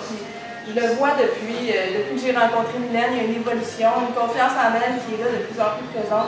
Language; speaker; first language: French; native; French